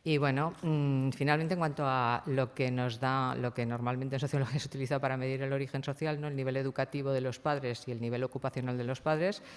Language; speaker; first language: Spanish; non-native, local second language; Catalan